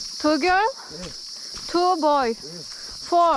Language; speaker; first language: English; non-native, learner; Turkish